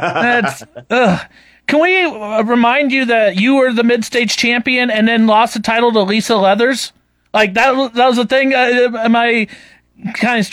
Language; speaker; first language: English; native; English